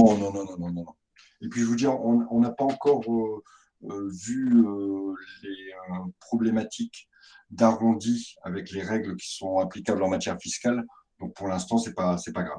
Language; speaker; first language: French; native; French